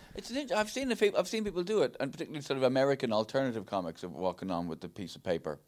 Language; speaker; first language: English; native; English